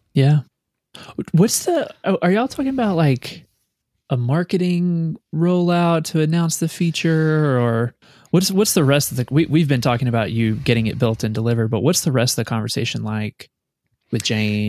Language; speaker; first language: English; native; English